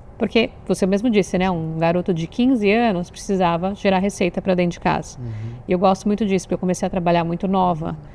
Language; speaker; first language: Portuguese; native; Portuguese